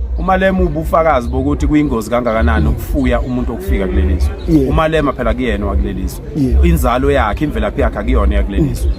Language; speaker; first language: Zulu; native; Zulu